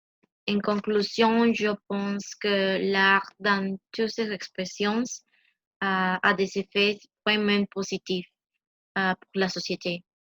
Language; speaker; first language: French; non-native, learner; Spanish